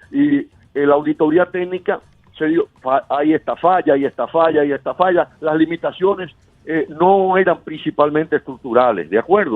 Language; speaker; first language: Spanish; native; Spanish